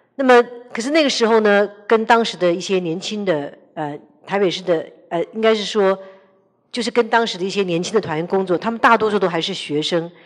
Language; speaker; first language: Chinese; native; Chinese